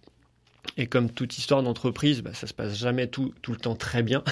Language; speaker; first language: French; native; French